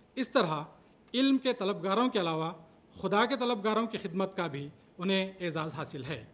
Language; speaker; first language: Urdu; native; Urdu